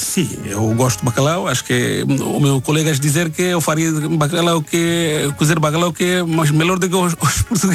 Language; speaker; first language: Portuguese; non-native, learner; Bangla